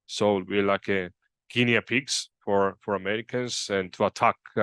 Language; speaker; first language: English; non-native, fluent; Georgian